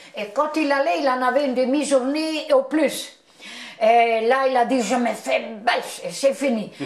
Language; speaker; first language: French; non-native, fluent; Italian